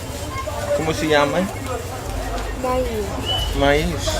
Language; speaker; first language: Spanish; non-native, learner; English